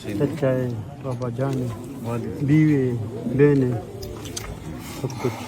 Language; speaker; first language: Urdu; non-native, local second language; Pashto